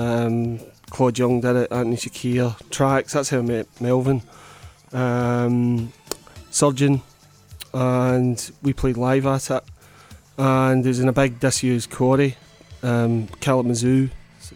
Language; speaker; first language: English; native; English